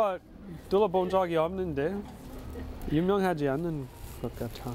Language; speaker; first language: Korean; non-native, fluent; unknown